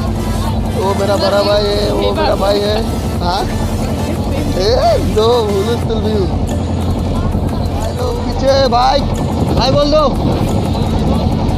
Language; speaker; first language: Hindi; non-native, local second language; Bangla